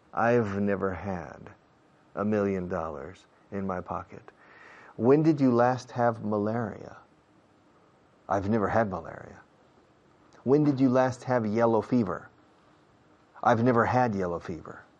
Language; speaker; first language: English; native; English